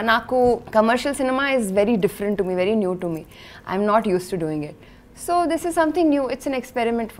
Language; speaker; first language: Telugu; non-native, learner; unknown